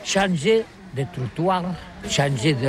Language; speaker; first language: French; non-native, local second language; Catalan